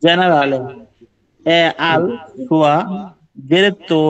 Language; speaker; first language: Italian; non-native, learner; Bangla